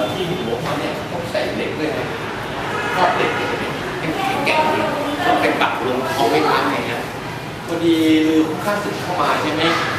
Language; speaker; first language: Thai; non-native, fluent; Vietnamese